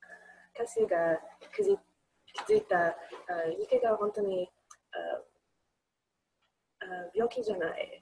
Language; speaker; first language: Japanese; non-native, learner; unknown